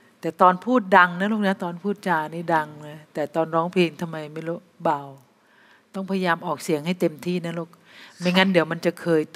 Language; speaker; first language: Thai; native; Thai